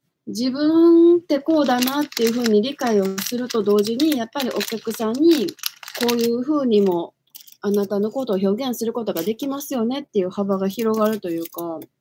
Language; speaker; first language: Japanese; native; Japanese